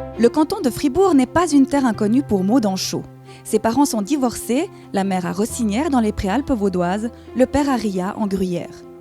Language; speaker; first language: French; native; French